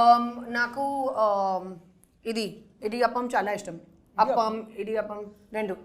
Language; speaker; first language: Telugu; non-native, local second language; Hindi